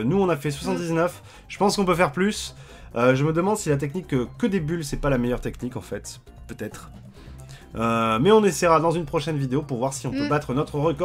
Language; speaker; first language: French; native; French